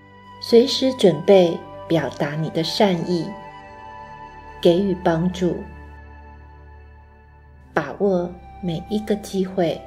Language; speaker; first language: Chinese; native; Chinese